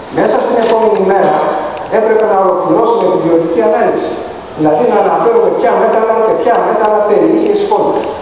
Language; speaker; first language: Greek; native; Greek